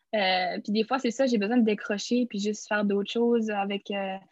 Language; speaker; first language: French; native; French